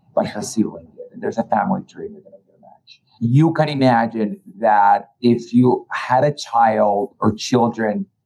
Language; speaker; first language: English; early bilingual, other home language; Spanish